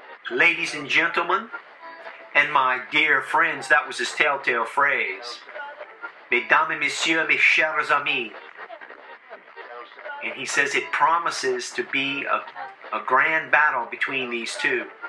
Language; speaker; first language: English; early bilingual, other home language; French